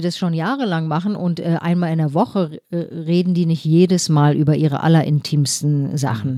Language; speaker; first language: German; native; German